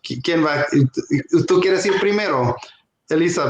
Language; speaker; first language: Spanish; non-native, fluent; English